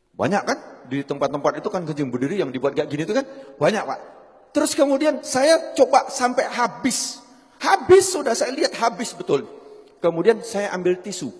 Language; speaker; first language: Indonesian; non-native, local second language; Javanese